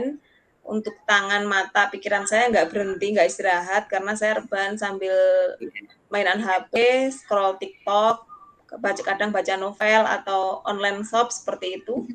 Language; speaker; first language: Indonesian; non-native, local second language; Javanese